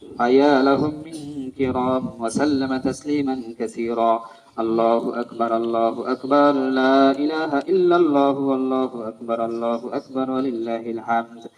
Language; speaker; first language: Arabic; non-native, fluent; Bangla